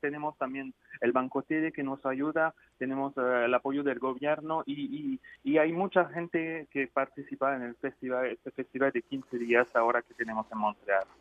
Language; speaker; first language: Spanish; non-native, fluent; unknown